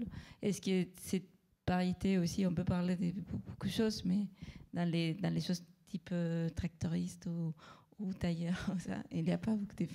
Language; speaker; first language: French; non-native, fluent; Spanish